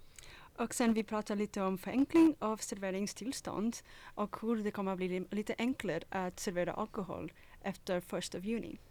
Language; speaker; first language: Swedish; non-native, fluent; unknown